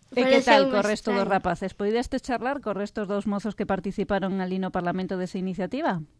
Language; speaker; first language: Galician; native; Galician